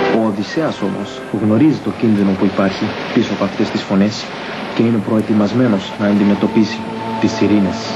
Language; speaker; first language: Greek; early bilingual, heritage; Greek